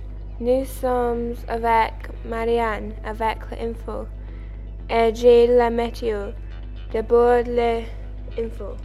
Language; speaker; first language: French; non-native, learner; English